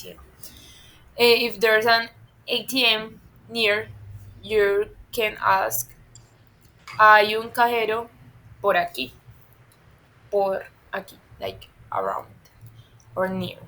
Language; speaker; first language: Spanish; non-native, fluent; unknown